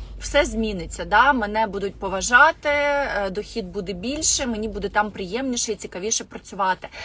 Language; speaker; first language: Ukrainian; non-native, local second language; Russian